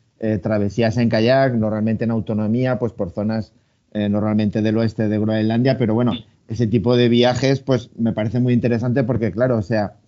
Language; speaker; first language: Spanish; native; Spanish